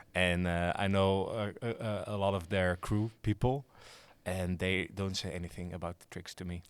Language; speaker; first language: English; non-native, fluent; Dutch